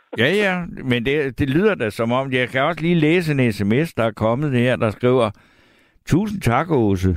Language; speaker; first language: Danish; native; Danish